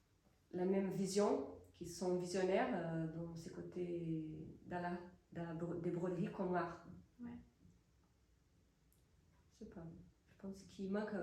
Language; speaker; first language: French; non-native, fluent; Portuguese